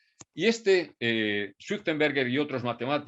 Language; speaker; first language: Spanish; native; Spanish